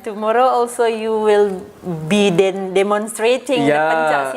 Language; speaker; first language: English; non-native, fluent; Indonesian